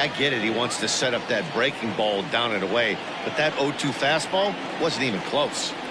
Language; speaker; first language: English; native; English